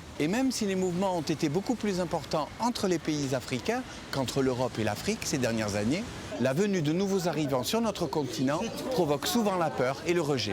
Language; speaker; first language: French; native; French